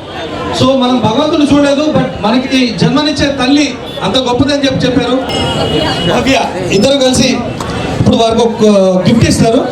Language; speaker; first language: Telugu; native; Telugu